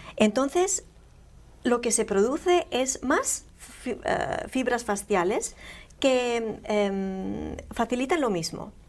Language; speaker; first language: Spanish; non-native, fluent; Greek